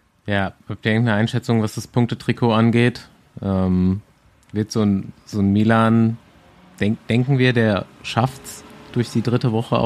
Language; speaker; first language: German; native; German